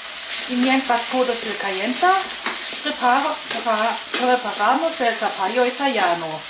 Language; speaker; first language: Spanish; non-native, learner; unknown